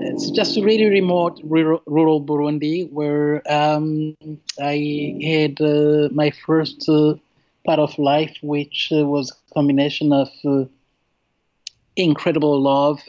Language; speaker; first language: English; non-native, fluent; Rundi